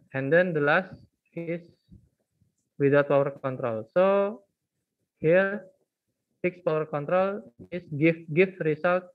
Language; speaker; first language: English; non-native, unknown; Indonesian